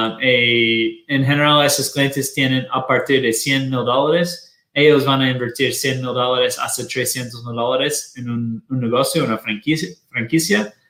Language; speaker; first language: Spanish; non-native, fluent; Portuguese